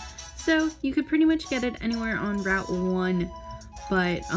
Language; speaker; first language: English; native; English